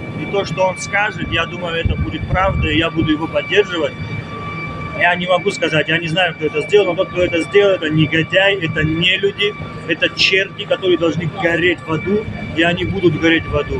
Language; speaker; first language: Russian; native; Russian